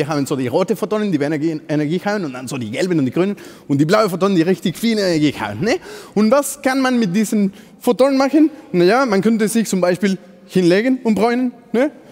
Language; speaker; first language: German; non-native, fluent; Spanish